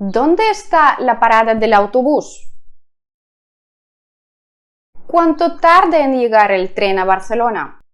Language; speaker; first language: Spanish; non-native, fluent; Russian